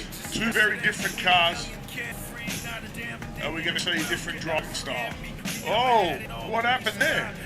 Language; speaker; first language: English; native; English